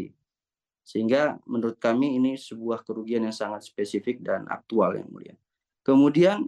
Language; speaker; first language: Indonesian; native; Indonesian